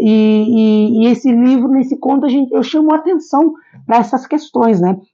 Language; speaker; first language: Portuguese; non-native, local second language; Kabuverdianu